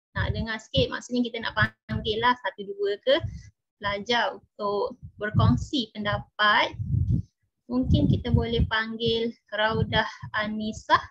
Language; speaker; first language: Malay; native; Malay